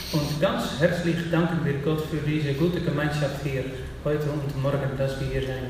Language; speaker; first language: German; non-native, learner; Dutch